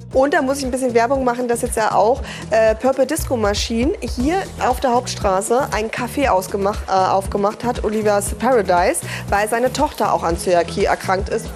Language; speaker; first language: German; native; German